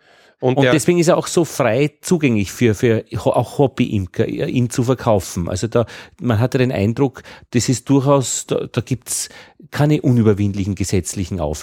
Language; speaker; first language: German; native; German